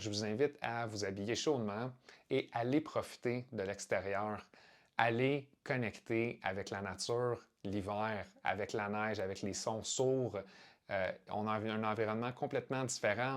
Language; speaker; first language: French; native; French